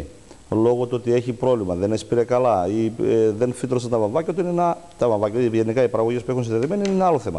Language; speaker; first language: Greek; native; Greek